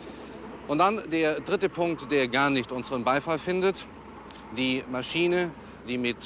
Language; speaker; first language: German; native; German